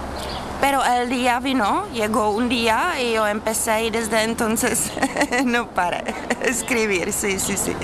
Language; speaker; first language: Spanish; non-native, learner; Czech